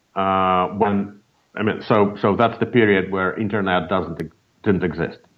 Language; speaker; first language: English; non-native, fluent; Russian